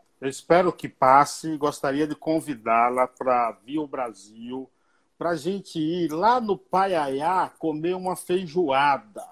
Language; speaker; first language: Portuguese; native; Portuguese